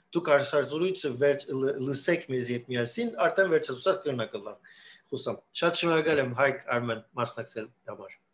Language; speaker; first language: Armenian; early bilingual, heritage; Armenian